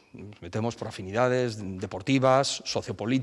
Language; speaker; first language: Spanish; non-native, local second language; Basque